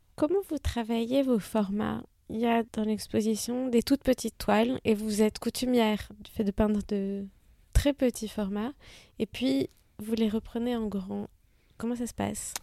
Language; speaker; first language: French; non-native, fluent; Hebrew